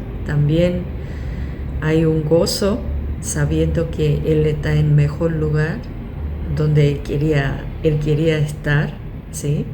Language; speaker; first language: Spanish; non-native, local second language; Korean